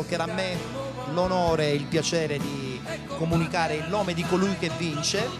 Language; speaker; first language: Italian; native; Italian